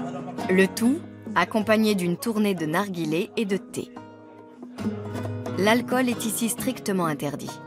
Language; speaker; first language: French; native; French